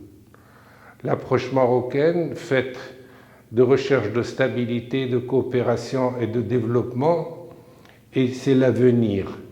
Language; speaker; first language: French; non-native, local second language; Arabic